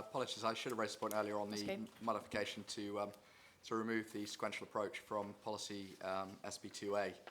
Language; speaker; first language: English; native; English